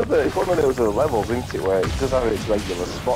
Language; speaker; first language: English; native; English